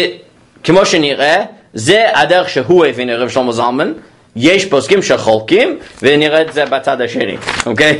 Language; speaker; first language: Hebrew; non-native, fluent; English